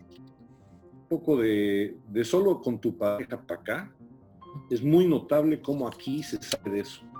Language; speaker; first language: Spanish; early bilingual, heritage; Spanish